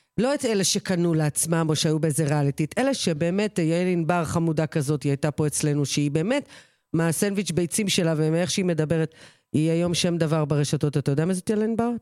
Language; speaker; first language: Hebrew; native; Hebrew